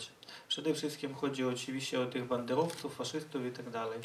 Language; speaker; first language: Polish; non-native, fluent; Ukrainian